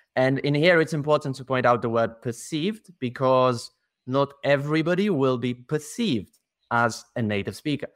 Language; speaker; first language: English; non-native, fluent; Polish